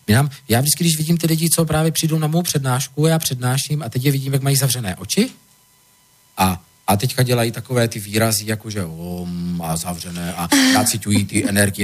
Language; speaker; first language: Czech; native; Czech